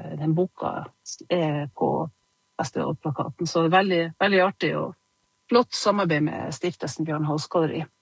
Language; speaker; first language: Norwegian; native; Norwegian